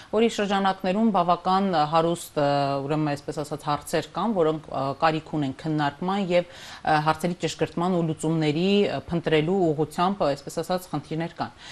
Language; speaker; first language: Armenian; native; Armenian